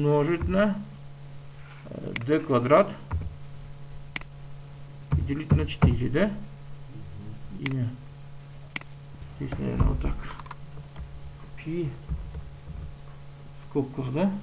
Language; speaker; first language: Russian; native; Russian